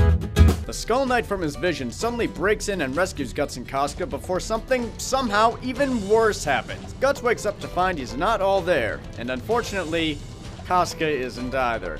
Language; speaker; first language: English; native; English